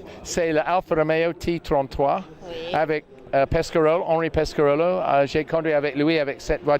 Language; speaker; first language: French; non-native, fluent; English